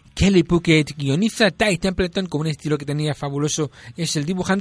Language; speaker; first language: Spanish; native; Spanish